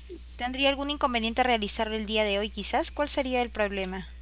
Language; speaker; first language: Spanish; native; Spanish